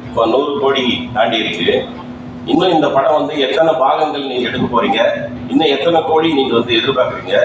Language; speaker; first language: Tamil; native; Tamil